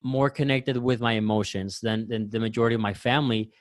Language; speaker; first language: English; early bilingual, other home language; Spanish